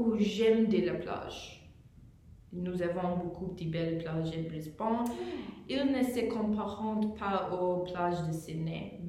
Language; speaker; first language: French; non-native, learner; English